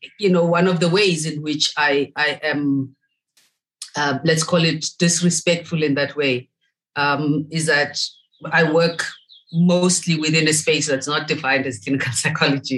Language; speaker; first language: English; non-native, local second language; Zulu